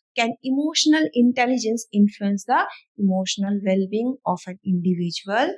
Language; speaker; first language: English; non-native, local second language; Bangla